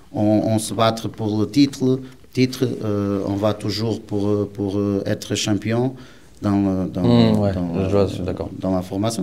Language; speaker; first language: French; non-native, learner; Portuguese